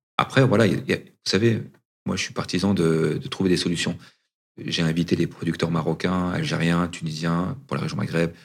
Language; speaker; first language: French; early bilingual, other home language; Arabic